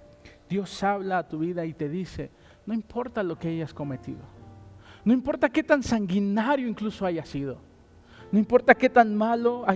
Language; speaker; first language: Spanish; native; Spanish